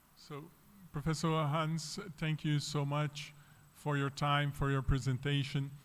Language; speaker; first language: English; non-native, fluent; Portuguese